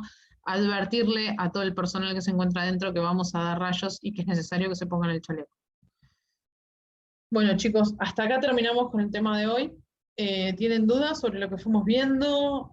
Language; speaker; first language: Spanish; native; Spanish